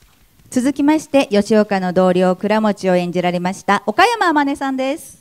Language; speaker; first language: Japanese; native; Japanese